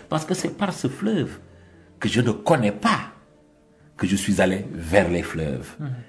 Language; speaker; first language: French; non-native, local second language; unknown